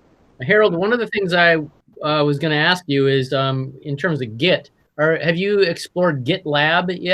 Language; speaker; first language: English; native; English